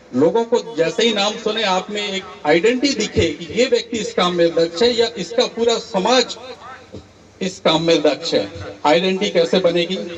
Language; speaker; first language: Hindi; native; Hindi